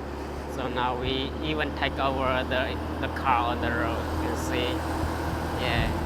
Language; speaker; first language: English; non-native, fluent; Chinese